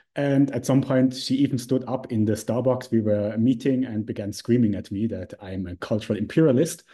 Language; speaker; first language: English; non-native, fluent; Swiss German